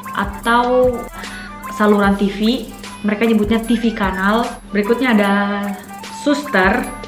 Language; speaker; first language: Indonesian; native; Indonesian